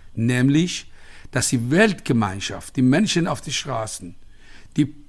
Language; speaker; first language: German; non-native, fluent; Persian